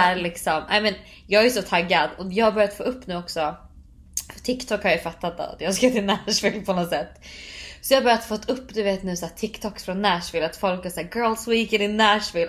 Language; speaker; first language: Swedish; native; Swedish